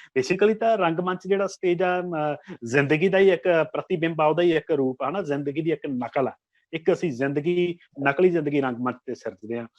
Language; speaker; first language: Punjabi; native; Punjabi